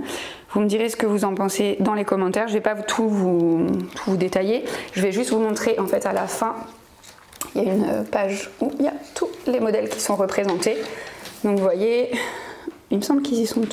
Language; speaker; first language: French; native; French